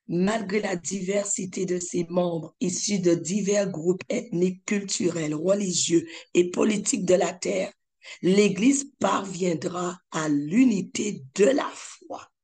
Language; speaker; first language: French; native; French